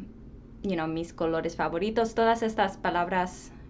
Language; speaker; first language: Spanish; early bilingual, heritage; English